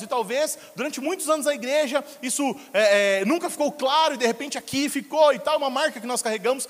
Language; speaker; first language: Portuguese; native; Portuguese